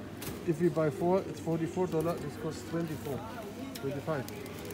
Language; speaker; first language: English; non-native, learner; German